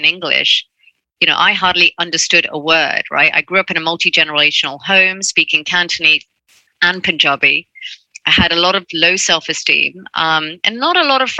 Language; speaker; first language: English; non-native, local second language; Cantonese